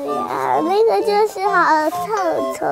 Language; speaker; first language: Chinese; early bilingual, heritage; Chinese